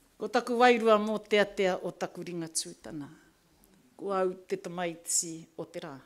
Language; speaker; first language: Māori; native; Māori